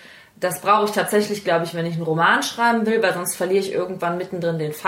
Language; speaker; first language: German; native; German